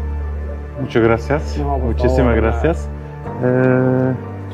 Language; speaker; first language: Spanish; non-native, learner; Turkish